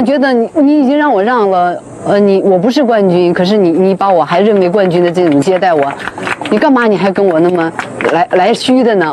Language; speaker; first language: Chinese; native; Chinese